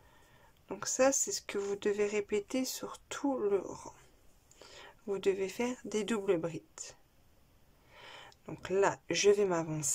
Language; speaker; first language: French; native; French